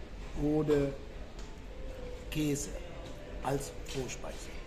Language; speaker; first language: German; non-native, fluent; Sinhala